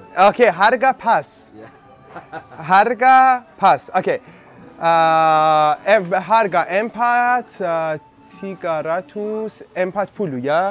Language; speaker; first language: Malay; non-native, learner; Persian